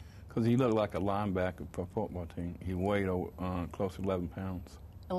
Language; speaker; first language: English; native; English